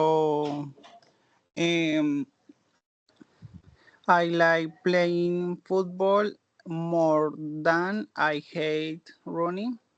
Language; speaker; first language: English; non-native, learner; Spanish